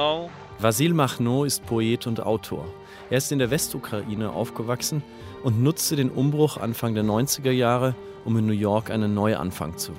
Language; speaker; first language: German; native; German